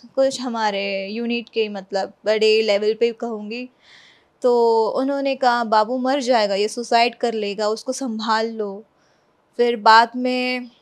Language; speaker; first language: Hindi; non-native, local second language; Gujarati